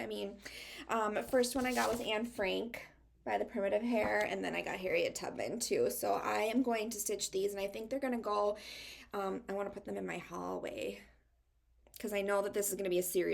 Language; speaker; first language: English; native; English